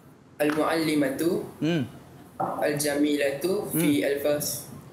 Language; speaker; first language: Arabic; non-native, learner; Malay